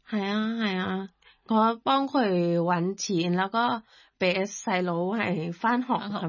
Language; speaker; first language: Cantonese; non-native, learner; Thai